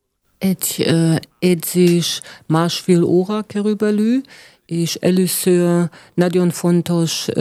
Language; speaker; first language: Hungarian; non-native, learner; German